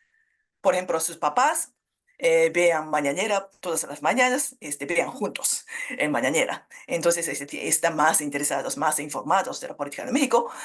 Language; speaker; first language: Spanish; non-native, fluent; Japanese